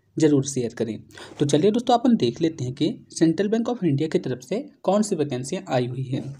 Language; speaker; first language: Hindi; native; Hindi